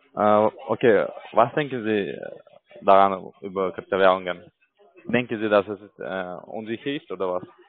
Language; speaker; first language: German; non-native, learner; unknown